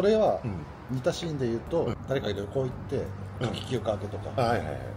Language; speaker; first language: Japanese; native; Japanese